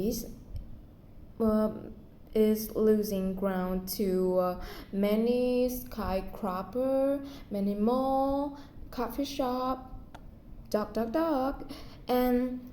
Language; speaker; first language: English; non-native, learner; Vietnamese